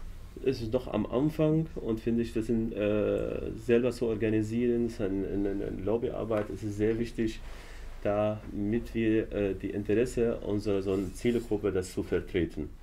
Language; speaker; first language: German; non-native, learner; Arabic